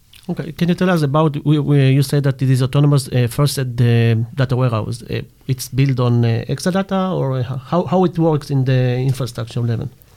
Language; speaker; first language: English; non-native, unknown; Hebrew